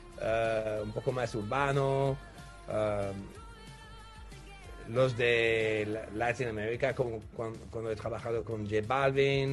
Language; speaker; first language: Spanish; non-native, fluent; French